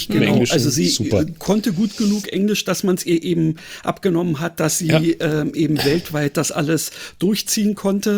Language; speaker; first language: German; native; German